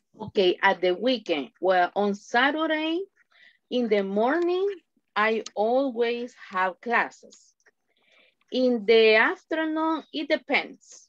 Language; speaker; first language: English; non-native, fluent; Spanish